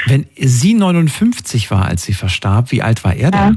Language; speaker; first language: German; native; German